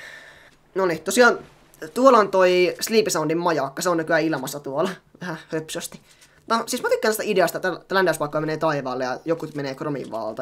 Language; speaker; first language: Finnish; native; Finnish